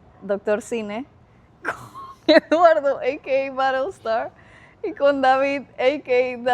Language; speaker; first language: Spanish; native; Spanish